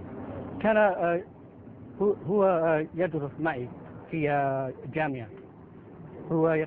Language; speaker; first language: Arabic; non-native, learner; Filipino